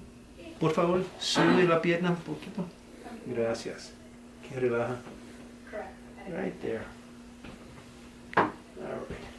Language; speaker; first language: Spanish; non-native, learner; English